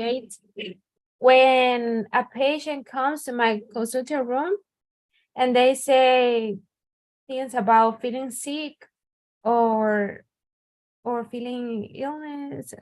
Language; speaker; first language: English; non-native, learner; Spanish